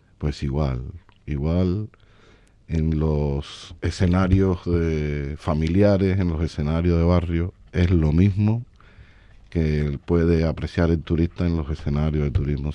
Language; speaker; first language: Spanish; native; Spanish